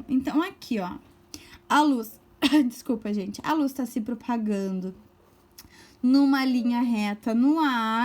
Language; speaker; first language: Portuguese; native; Portuguese